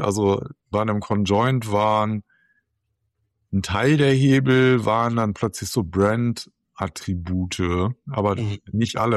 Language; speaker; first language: German; native; German